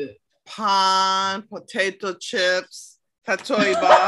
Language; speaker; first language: Japanese; non-native, learner; English